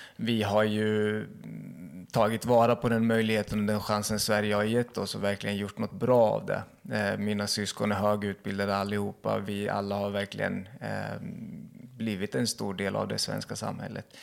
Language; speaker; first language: Swedish; early bilingual, other home language; Kurdish